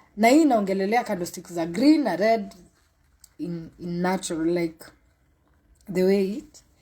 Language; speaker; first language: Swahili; non-native, local second language; Kikuyu